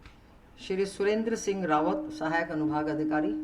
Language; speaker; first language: Hindi; native; Hindi